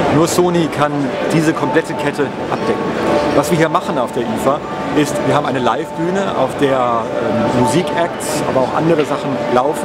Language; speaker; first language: German; native; German